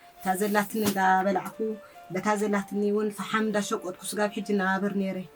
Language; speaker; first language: Tigrinya; native; Tigrinya